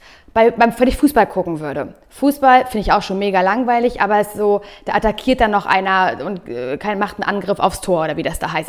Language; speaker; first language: German; native; German